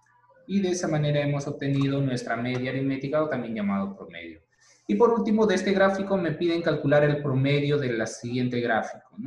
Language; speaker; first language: Spanish; native; Spanish